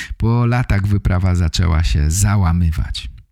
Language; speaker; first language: Polish; native; Polish